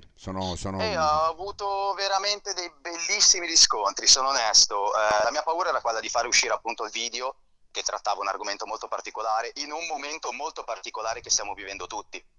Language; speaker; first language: Italian; native; Italian